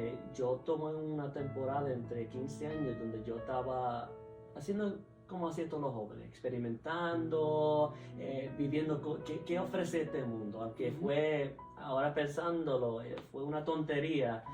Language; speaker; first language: Spanish; early bilingual, heritage; Spanish